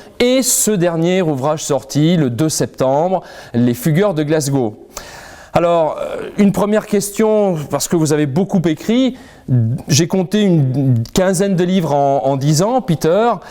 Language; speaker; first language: French; native; French